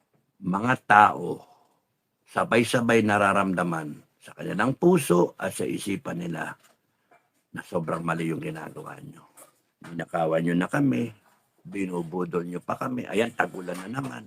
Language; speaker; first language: Filipino; native; Filipino